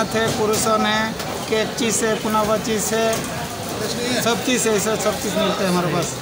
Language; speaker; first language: Hindi; non-native, learner; Bangla